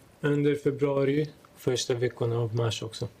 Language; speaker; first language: Swedish; non-native, local second language; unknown